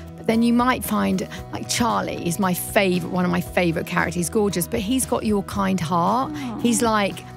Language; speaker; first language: English; native; English